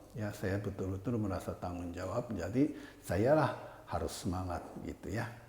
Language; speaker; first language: Indonesian; non-native, fluent; Japanese